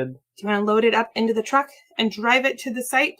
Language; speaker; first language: English; native; English